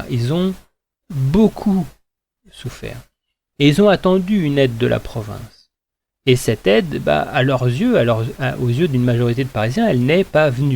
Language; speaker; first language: French; native; French